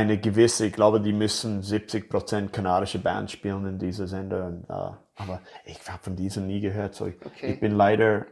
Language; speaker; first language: German; non-native, fluent; English